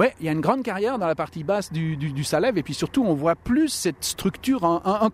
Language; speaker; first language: French; native; French